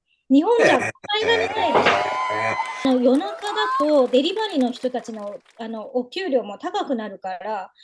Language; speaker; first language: Japanese; native; Japanese